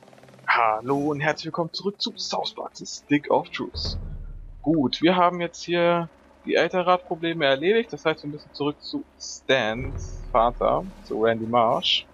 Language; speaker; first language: German; native; German